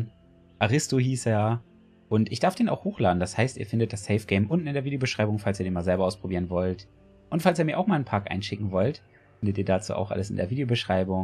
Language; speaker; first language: German; native; German